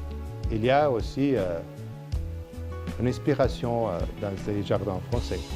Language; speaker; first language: French; non-native, fluent; Portuguese